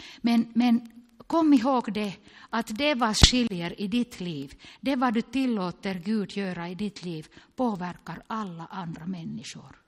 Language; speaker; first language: Swedish; non-native, local second language; Finnish